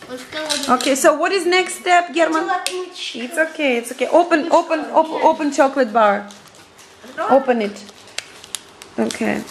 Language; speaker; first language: English; non-native, fluent; Russian